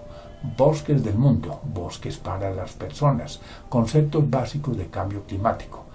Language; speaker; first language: Spanish; native; Spanish